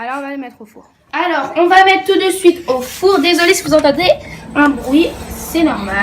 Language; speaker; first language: French; native; French